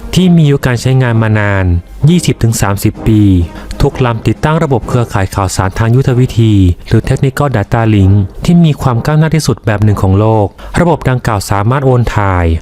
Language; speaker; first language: Thai; native; Thai